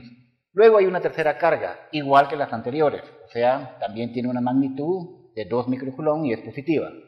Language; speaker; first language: Spanish; native; Spanish